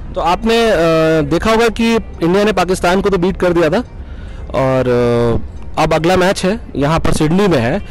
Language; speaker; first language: Hindi; native; Hindi